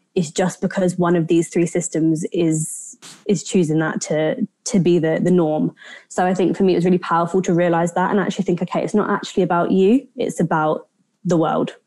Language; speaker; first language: English; native; English